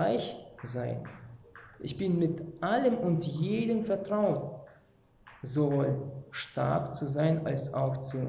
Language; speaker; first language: German; non-native, fluent; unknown